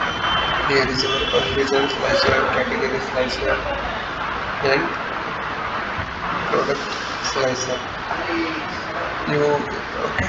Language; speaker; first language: English; non-native, learner; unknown